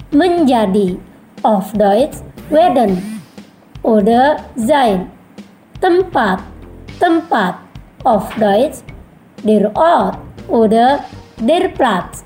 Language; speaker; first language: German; non-native, fluent; Indonesian